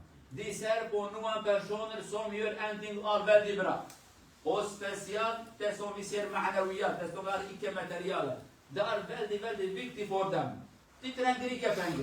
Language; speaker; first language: Swedish; non-native, learner; Kurdish